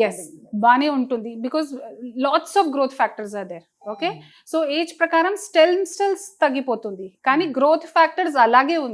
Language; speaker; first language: Telugu; non-native, learner; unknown